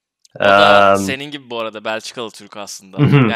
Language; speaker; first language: Turkish; native; Turkish